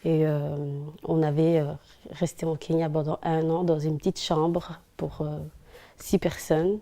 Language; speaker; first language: French; early bilingual, other home language; Somali